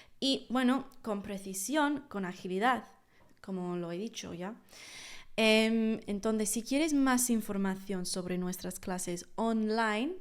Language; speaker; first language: Spanish; non-native, fluent; English